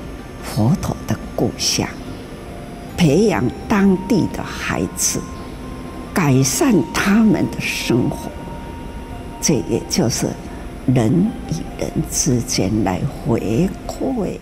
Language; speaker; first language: Chinese; native; Chinese